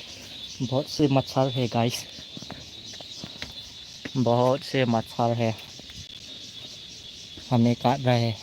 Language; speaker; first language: Hindi; non-native, local second language; Thado Chin